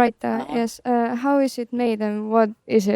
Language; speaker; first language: English; non-native, fluent; Estonian